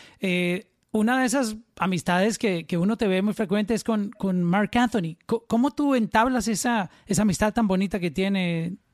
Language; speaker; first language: Spanish; native; Spanish